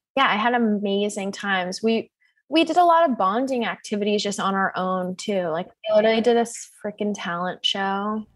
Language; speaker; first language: English; native; English